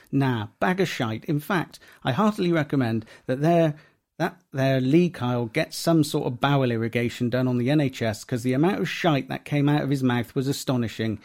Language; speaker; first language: English; native; English